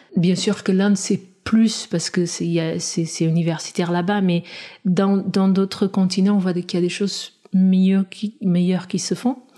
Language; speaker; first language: French; non-native, fluent; Portuguese